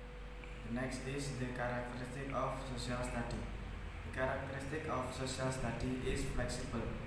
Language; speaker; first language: English; non-native, learner; Indonesian